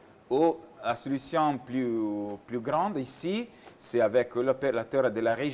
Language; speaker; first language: French; non-native, learner; Italian